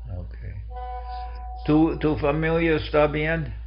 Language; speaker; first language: Spanish; non-native, fluent; English